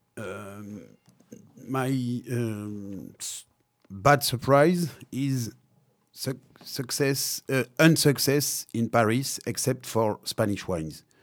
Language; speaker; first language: English; non-native, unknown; French